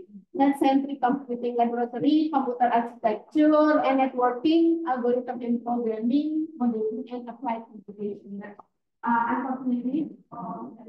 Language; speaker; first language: English; non-native, fluent; Indonesian